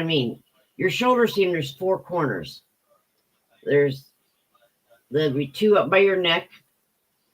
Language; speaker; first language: English; native; English